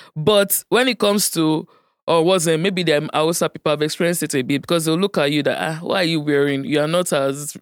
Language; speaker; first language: English; non-native, local second language; Yoruba